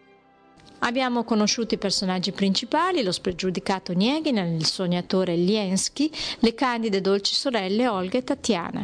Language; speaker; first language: Italian; native; Italian